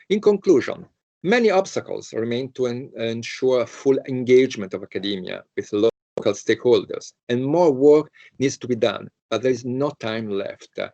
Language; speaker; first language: English; non-native, fluent; Italian